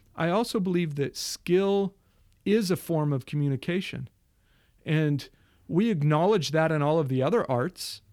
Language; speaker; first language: English; native; English